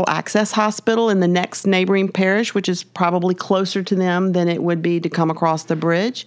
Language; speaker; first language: English; native; English